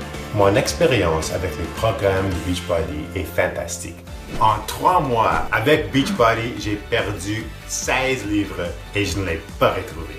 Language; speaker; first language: French; non-native, fluent; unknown